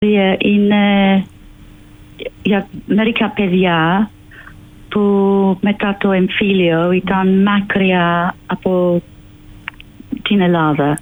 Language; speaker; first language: Greek; non-native, fluent; English